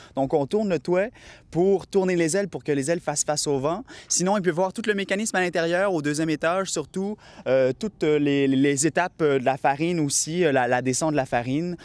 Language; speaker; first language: French; native; French